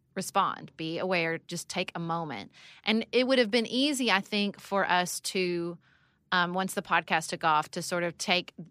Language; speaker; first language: English; native; English